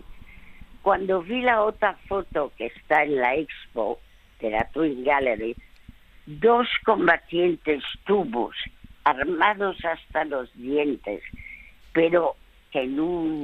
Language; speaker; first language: Spanish; early bilingual, other home language; French